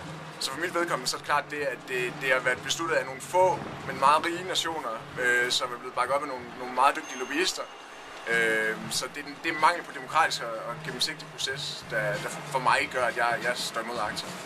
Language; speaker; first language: Danish; native; Danish